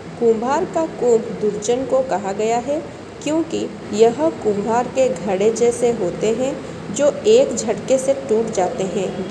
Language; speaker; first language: Hindi; non-native, local second language; Odia